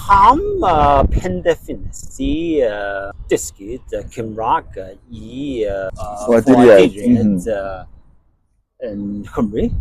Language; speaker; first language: Welsh; non-native, learner; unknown